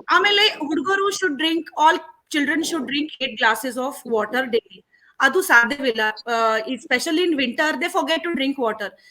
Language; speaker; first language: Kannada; non-native, local second language; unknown